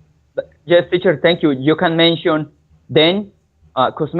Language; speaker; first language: English; non-native, learner; Spanish